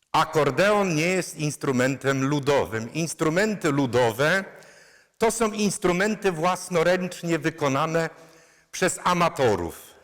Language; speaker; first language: Polish; non-native, local second language; Kashubian